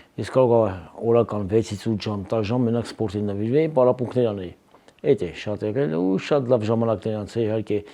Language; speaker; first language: Armenian; native; Armenian